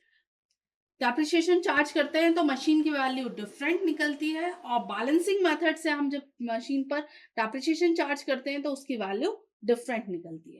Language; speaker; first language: Hindi; native; Hindi